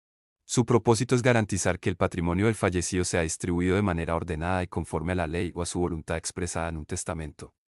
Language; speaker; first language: Spanish; native; Spanish